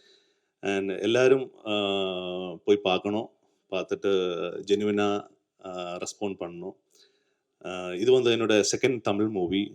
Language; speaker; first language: Tamil; non-native, learner; Malayalam